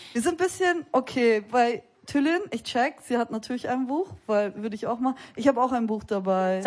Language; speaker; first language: German; early bilingual, other home language; Kurdish